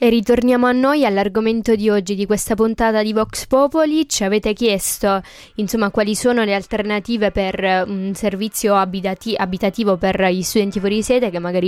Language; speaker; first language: Italian; native; Italian